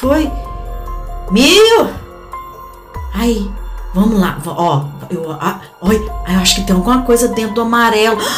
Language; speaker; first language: Portuguese; native; Portuguese